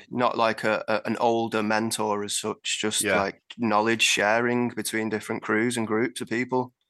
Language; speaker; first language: English; native; English